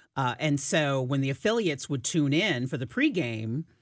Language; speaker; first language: English; native; English